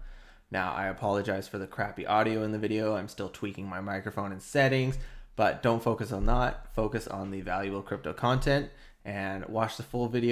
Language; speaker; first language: English; native; English